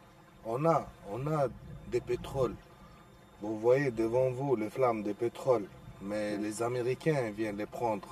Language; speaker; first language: French; non-native, local second language; Arabic